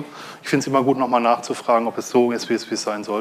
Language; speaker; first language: German; native; German